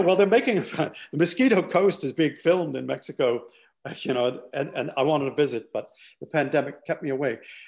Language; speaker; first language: English; native; English